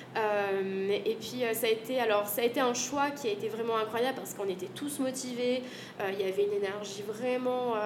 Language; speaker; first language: French; native; French